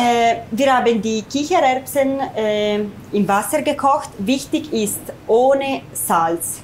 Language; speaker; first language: German; non-native, fluent; Italian